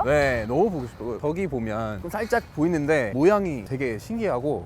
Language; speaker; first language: Korean; non-native, fluent; English